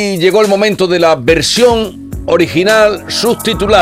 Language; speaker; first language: Spanish; native; Spanish